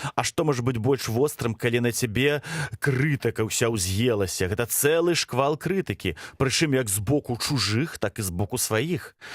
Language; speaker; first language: Belarusian; non-native, local second language; Russian